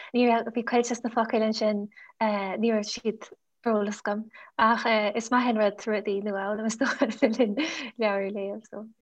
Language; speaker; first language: Irish; non-native, local second language; English